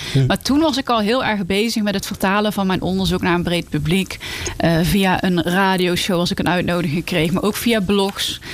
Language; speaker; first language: Dutch; native; Dutch